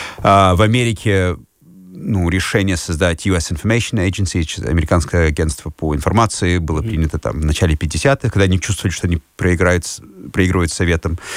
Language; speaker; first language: Russian; non-native, fluent; Lithuanian